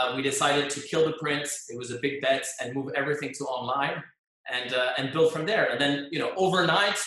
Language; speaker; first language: English; non-native, fluent; French